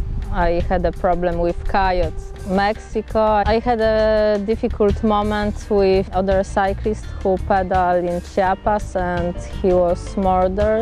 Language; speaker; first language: English; non-native, learner; Polish